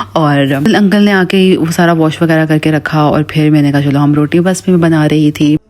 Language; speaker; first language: Urdu; native; Urdu